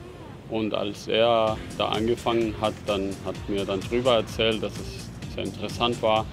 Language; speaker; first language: German; non-native, fluent; Spanish